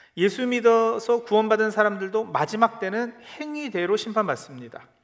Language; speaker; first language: Korean; early bilingual, heritage; Korean